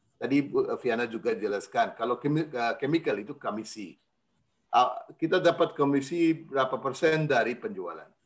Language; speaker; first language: Indonesian; non-native, fluent; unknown